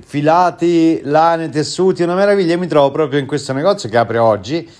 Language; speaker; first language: Italian; native; Italian